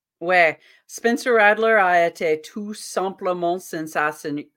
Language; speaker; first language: French; non-native, learner; English